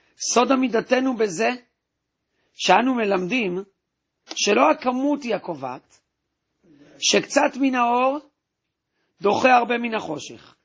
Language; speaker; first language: Hebrew; native; Hebrew